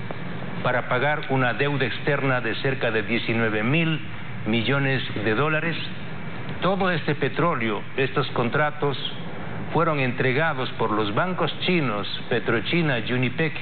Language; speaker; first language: Spanish; native; Spanish